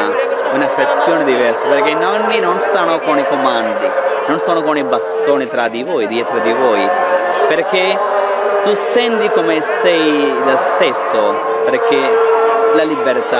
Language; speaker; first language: Italian; non-native, fluent; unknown